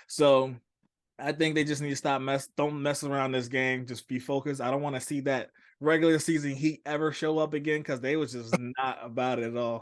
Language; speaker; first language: English; native; English